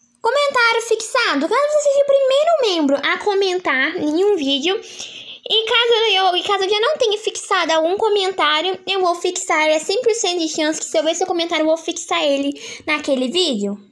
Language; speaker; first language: Portuguese; native; Portuguese